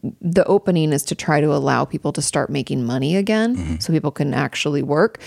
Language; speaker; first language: English; native; English